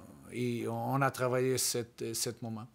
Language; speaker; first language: French; non-native, learner; Portuguese